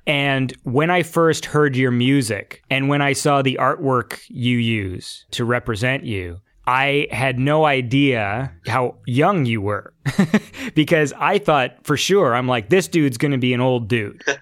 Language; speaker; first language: English; native; English